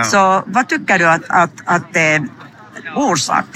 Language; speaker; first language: Swedish; non-native, fluent; Finnish